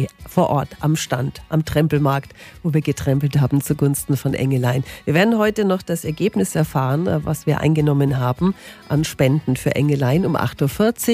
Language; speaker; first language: German; native; German